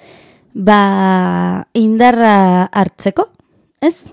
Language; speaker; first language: Basque; non-native, learner; Spanish